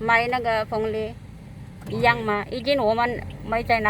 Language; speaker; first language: Chinese; non-native, learner; Filipino